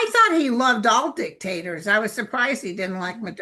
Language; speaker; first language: English; native; English